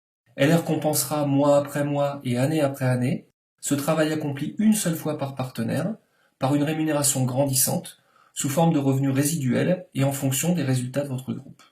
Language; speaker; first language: French; native; French